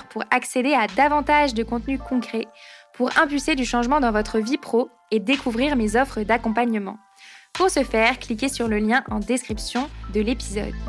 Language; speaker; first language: French; native; French